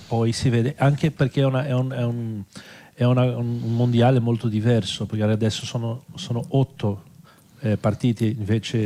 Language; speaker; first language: Italian; non-native, fluent; Portuguese